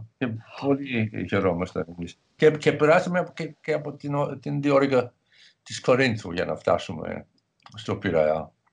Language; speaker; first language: Greek; non-native, fluent; English